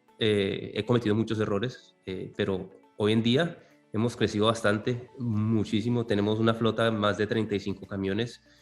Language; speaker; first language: Spanish; native; Spanish